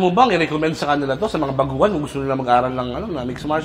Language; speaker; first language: Filipino; native; Filipino